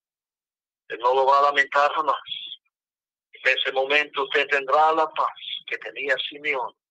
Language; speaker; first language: Spanish; non-native, fluent; English